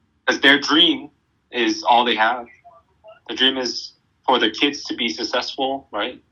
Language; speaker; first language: English; early bilingual, other home language; Vietnamese